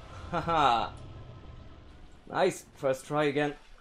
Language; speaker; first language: English; non-native, fluent; German